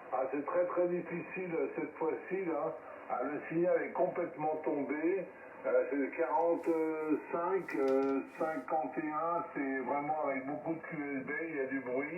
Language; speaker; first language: French; native; French